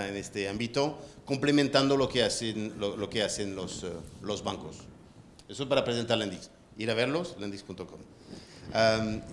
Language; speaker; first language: Spanish; non-native, fluent; French